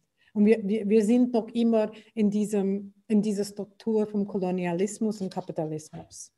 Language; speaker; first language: German; non-native, fluent; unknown